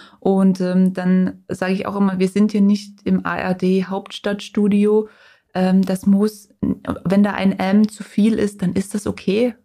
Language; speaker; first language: German; native; German